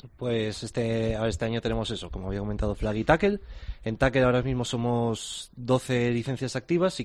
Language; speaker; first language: Spanish; native; Spanish